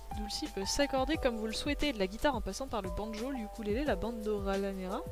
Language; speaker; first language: French; native; French